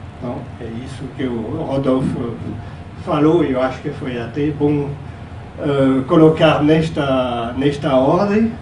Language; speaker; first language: Portuguese; non-native, fluent; French